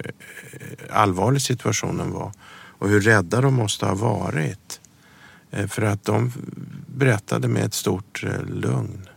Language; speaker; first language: Swedish; early bilingual, other home language; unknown